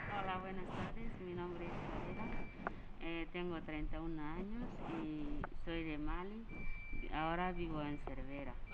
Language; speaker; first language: Spanish; non-native, fluent; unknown